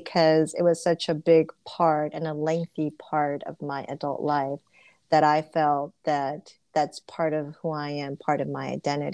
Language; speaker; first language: English; early bilingual, other home language; Korean